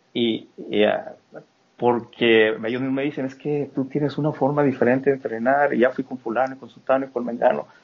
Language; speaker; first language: Spanish; native; Spanish